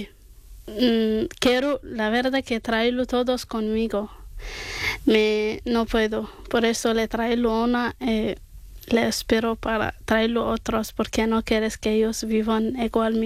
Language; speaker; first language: Spanish; non-native, learner; Arabic